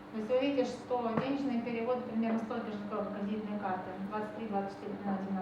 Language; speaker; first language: Russian; native; Russian